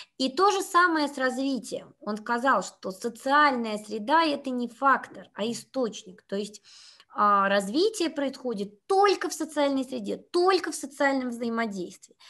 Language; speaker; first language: Russian; native; Russian